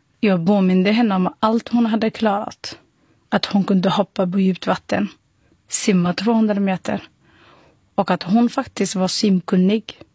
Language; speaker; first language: Swedish; non-native, fluent; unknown